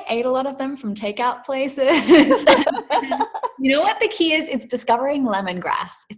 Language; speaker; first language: English; native; English